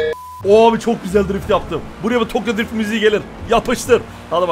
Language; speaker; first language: Turkish; native; Turkish